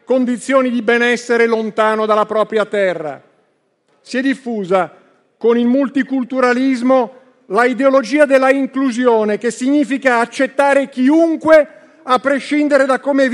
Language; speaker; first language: Italian; native; Italian